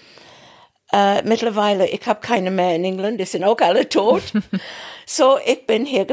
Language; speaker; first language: German; non-native, fluent; English